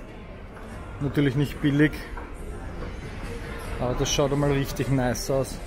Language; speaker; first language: German; native; German